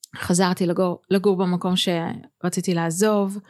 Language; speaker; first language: Hebrew; native; Hebrew